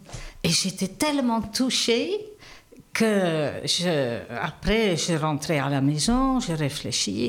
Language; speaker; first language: French; non-native, fluent; Dutch